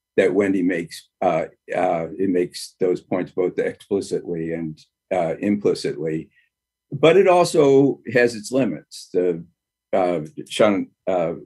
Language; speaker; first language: English; native; English